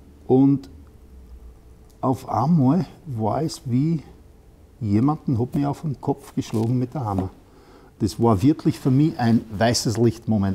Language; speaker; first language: German; non-native, fluent; English